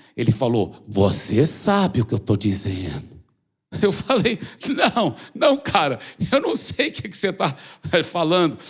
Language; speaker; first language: Portuguese; early bilingual, other home language; English